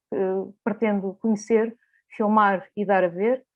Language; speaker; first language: Portuguese; native; Portuguese